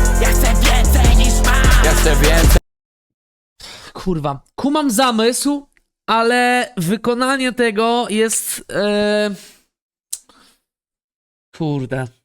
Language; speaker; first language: Polish; native; Polish